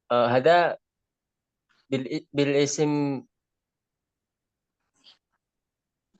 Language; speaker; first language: Arabic; non-native, learner; Indonesian